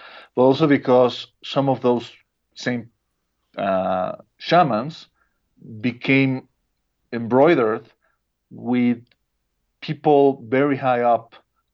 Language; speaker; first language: English; non-native, fluent; Spanish